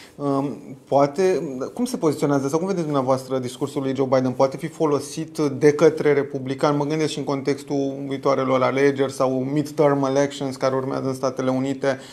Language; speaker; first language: Romanian; native; Romanian